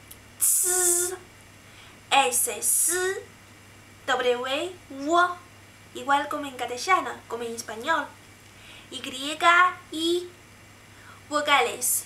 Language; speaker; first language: Spanish; non-native, learner; Chinese